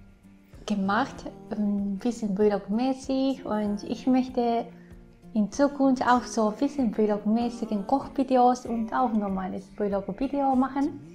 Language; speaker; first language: German; non-native, fluent; Japanese